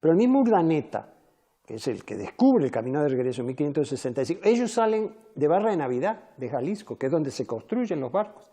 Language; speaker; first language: Spanish; native; Spanish